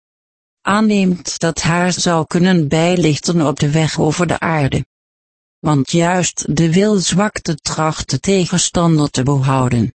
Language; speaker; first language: Dutch; native; Dutch